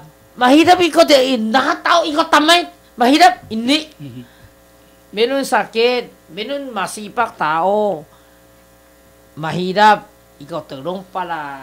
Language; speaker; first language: Filipino; non-native, learner; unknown